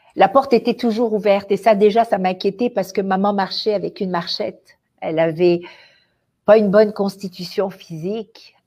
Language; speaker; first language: French; non-native, local second language; Arabic